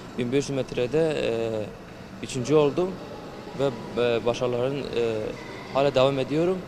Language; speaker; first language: Turkish; non-native, local second language; Kurdish